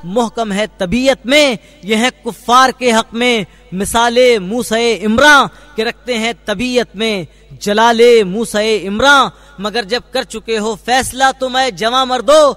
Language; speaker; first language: Urdu; native; Urdu